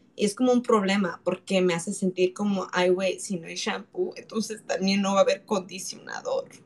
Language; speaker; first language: Spanish; early bilingual, other home language; English